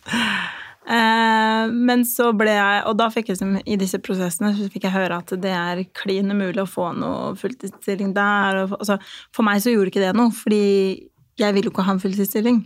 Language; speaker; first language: Norwegian; early bilingual, other home language; Albanian